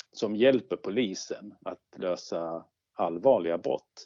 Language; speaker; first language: Swedish; native; Swedish